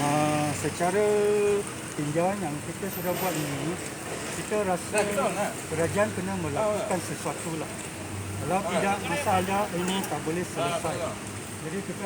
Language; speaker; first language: Malay; native; Malay